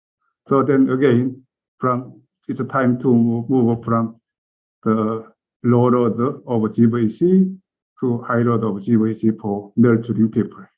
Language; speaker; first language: English; non-native, learner; Korean